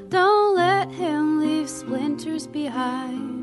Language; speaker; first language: English; native; English